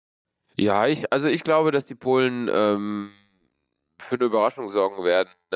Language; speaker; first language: German; native; German